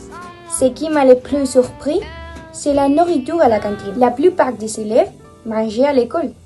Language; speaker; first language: French; non-native, learner; Spanish